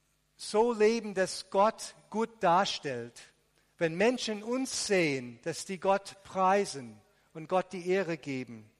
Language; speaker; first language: German; non-native, fluent; Arabic